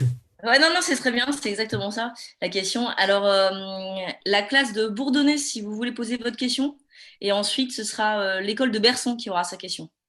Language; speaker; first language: French; native; French